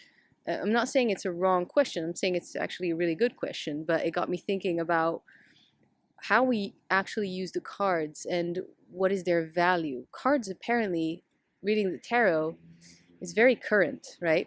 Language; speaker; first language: English; non-native, fluent; Dutch